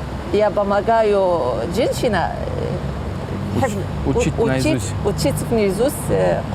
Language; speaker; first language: Russian; non-native, learner; Turkish